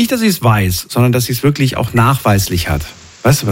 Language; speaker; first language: German; native; German